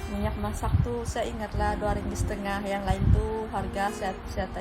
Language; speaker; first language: Malay; native; Malay